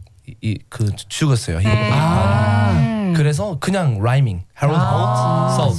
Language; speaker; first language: Korean; non-native, learner; English